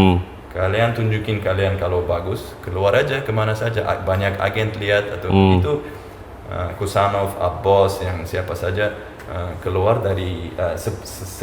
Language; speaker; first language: Indonesian; non-native, fluent; Uzbek